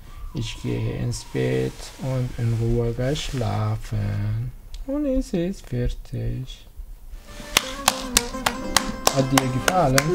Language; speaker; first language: German; non-native, learner; Arabic